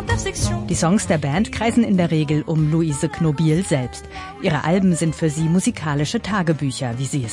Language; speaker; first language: German; native; German